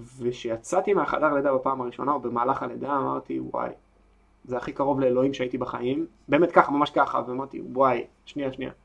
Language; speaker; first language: Hebrew; native; Hebrew